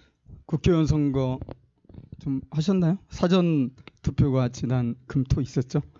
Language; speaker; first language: Korean; native; Korean